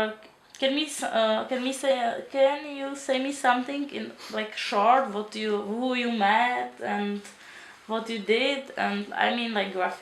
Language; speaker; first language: English; non-native, learner; Czech